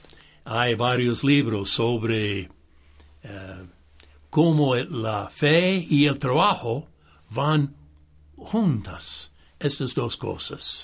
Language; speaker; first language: Spanish; non-native, fluent; English